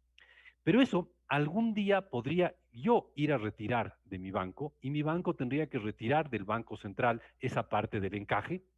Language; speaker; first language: Spanish; native; Spanish